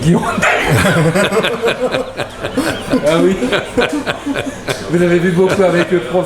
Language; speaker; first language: French; non-native, learner; Japanese